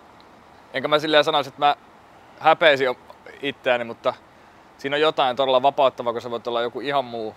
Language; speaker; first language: Finnish; native; Finnish